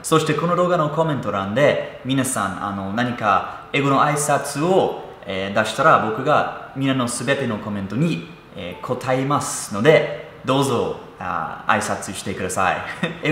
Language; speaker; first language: Japanese; non-native, fluent; English